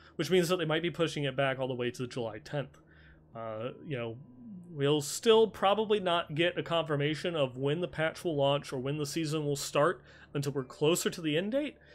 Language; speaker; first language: English; native; English